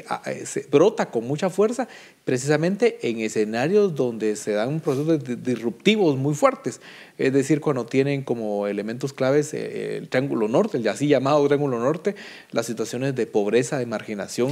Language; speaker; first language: Spanish; native; Spanish